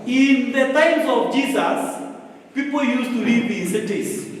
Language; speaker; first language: English; non-native, local second language; Swahili